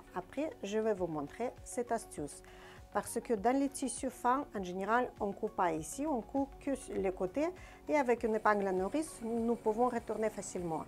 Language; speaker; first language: French; non-native, fluent; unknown